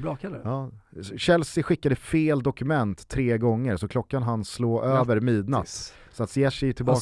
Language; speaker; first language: Swedish; native; Swedish